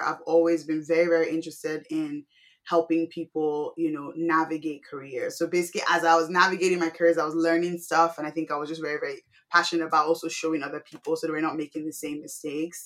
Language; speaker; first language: English; non-native, local second language; Yoruba